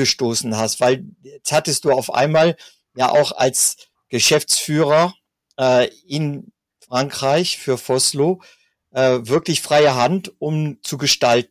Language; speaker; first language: German; native; German